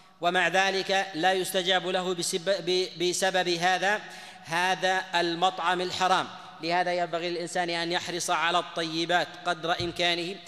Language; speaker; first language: Arabic; native; Arabic